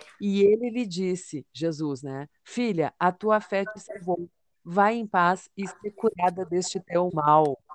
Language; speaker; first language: Portuguese; native; Portuguese